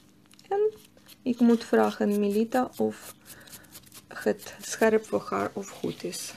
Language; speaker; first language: Dutch; non-native, learner; Russian